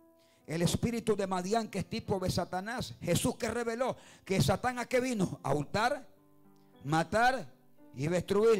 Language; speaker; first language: Spanish; native; Spanish